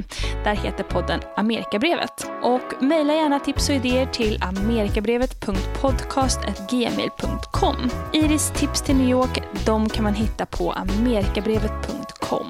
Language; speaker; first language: Swedish; native; Swedish